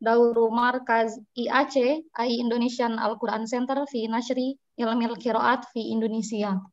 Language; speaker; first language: Arabic; non-native, fluent; Indonesian